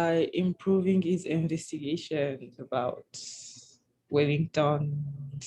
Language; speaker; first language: English; non-native, learner; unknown